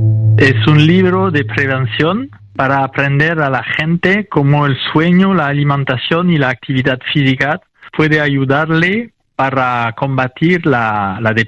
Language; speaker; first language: Spanish; non-native, fluent; French